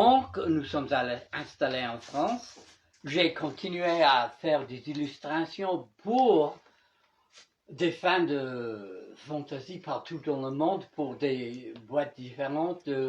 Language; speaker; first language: French; non-native, fluent; English